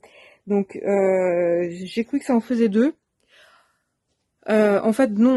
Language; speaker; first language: French; native; French